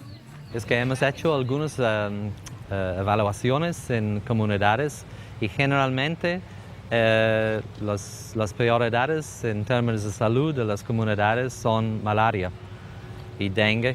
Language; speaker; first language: Spanish; non-native, fluent; English